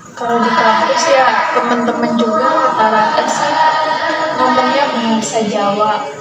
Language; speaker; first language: Indonesian; non-native, local second language; Sundanese